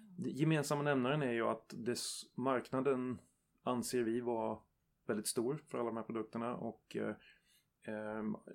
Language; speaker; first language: Swedish; native; Swedish